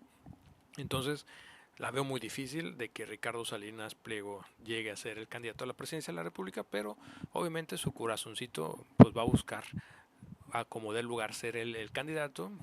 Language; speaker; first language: Spanish; native; Spanish